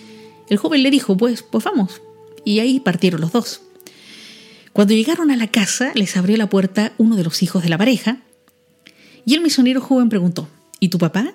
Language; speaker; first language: Spanish; native; Spanish